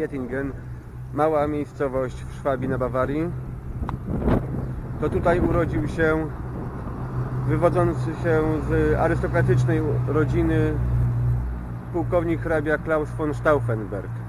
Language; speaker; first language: Polish; native; Polish